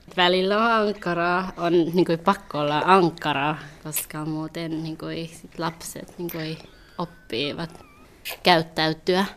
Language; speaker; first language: Finnish; early bilingual, other home language; Vietnamese